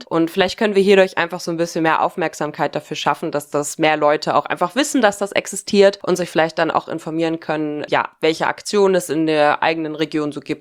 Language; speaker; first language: German; native; German